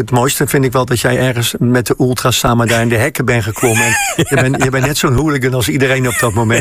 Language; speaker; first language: Dutch; native; Dutch